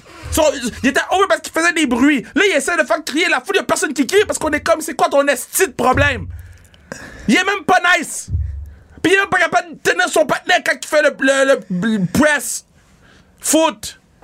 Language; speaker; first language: French; native; French